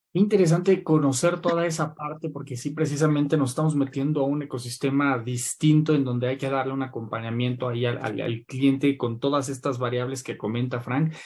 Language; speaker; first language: Spanish; native; Spanish